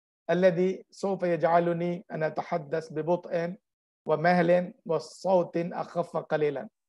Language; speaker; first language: Arabic; non-native, fluent; Urdu